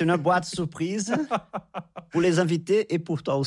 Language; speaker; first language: French; non-native, fluent; Portuguese